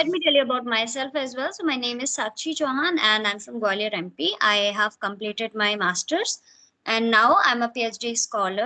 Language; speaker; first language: English; non-native, fluent; Hindi